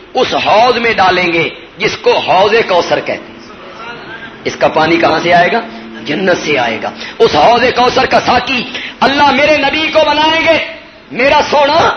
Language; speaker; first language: Urdu; non-native, local second language; Punjabi